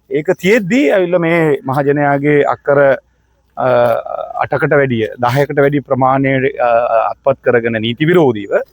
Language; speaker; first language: Sinhala; non-native, local second language; Tamil